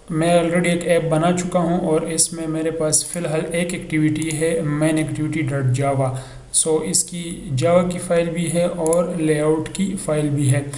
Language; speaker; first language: Urdu; non-native, local second language; Pashto